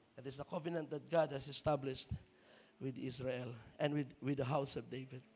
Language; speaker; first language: English; non-native, local second language; Filipino